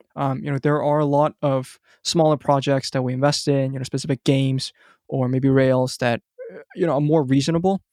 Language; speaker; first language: English; non-native, local second language; Cantonese